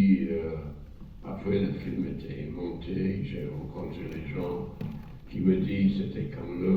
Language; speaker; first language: French; non-native, fluent; English